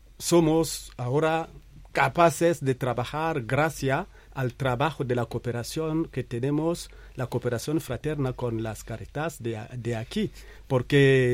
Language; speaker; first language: Spanish; non-native, fluent; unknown